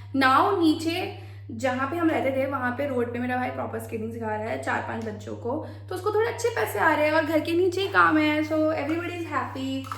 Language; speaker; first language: Hindi; native; Hindi